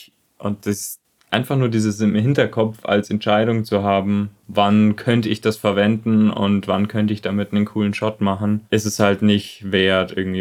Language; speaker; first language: German; native; German